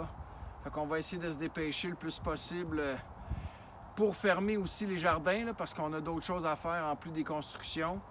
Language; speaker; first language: French; native; French